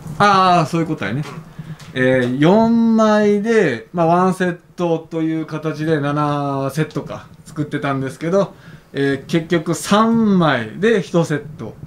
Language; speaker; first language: Japanese; native; Japanese